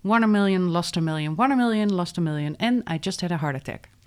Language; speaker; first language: English; non-native, fluent; Dutch